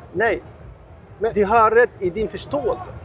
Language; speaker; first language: Swedish; non-native, learner; Arabic